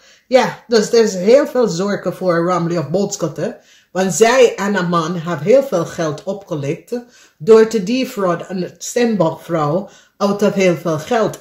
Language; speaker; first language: Dutch; non-native, learner; English